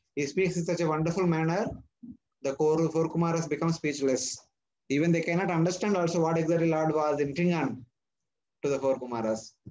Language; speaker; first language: English; non-native, local second language; Telugu